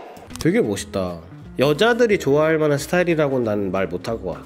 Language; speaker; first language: Korean; native; Korean